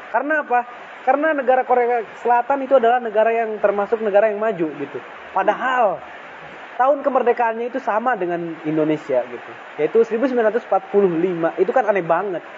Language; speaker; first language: Indonesian; non-native, local second language; Sundanese